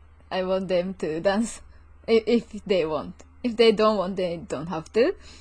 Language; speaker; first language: English; non-native, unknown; Japanese